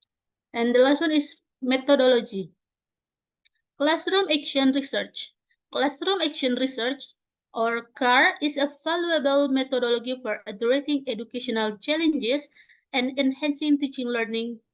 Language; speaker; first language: English; non-native, fluent; Indonesian